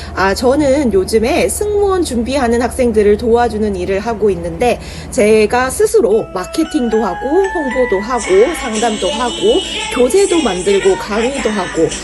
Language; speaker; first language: Korean; native; Korean